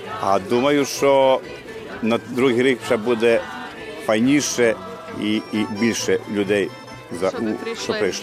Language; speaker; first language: Ukrainian; early bilingual, heritage; Ukrainian